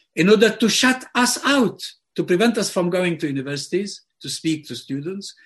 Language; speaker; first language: English; non-native, fluent; Arabic